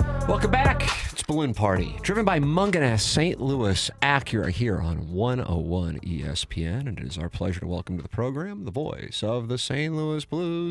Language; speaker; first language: English; native; English